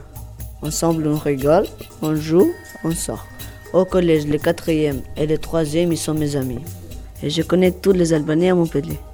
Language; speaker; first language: French; non-native, learner; Albanian